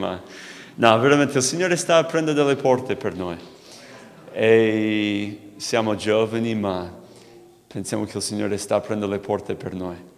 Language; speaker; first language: Italian; non-native, fluent; English